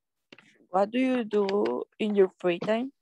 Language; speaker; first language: English; non-native, learner; Spanish